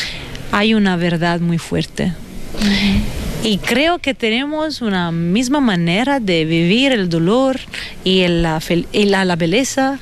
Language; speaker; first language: Spanish; non-native, fluent; Italian